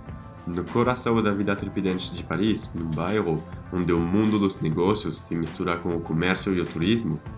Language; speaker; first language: Portuguese; non-native, fluent; French